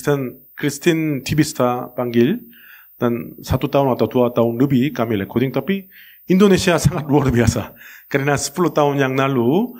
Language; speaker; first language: Indonesian; non-native, learner; Korean